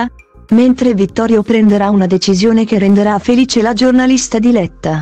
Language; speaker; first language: Italian; native; Italian